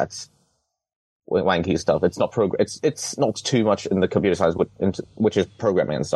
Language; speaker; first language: English; non-native, local second language; Cantonese